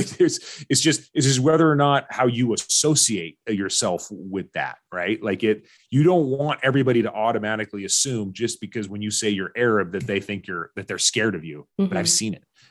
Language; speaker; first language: English; early bilingual, other home language; Arabic